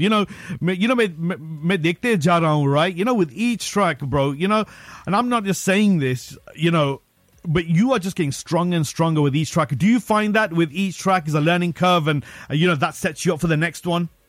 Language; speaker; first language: English; early bilingual, other home language; Hindi